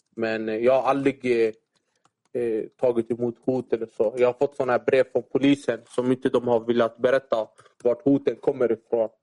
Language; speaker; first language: Swedish; early bilingual, other home language; Arabic